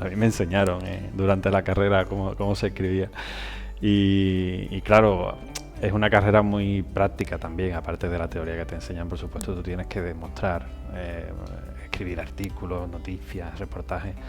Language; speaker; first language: Spanish; native; Spanish